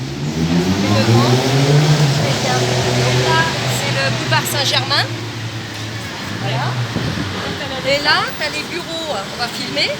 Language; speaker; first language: French; native; French